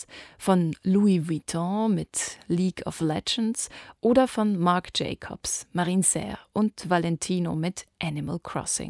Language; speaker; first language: German; native; German